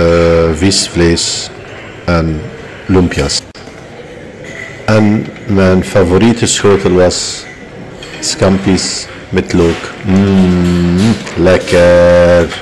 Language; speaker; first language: Dutch; non-native, fluent; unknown